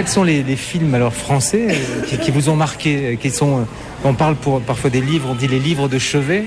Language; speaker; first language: French; native; French